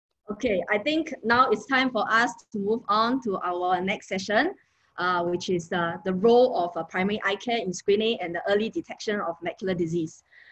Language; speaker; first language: English; non-native, local second language; Chinese